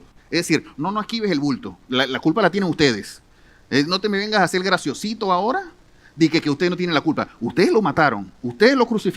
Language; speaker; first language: Spanish; native; Spanish